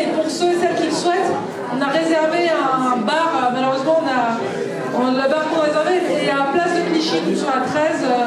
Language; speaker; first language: French; native; French